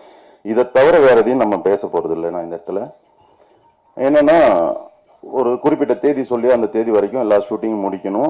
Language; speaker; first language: Tamil; native; Tamil